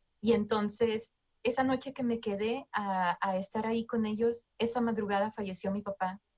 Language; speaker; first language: Spanish; native; Spanish